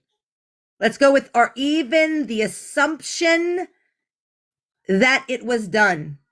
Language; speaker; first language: English; native; English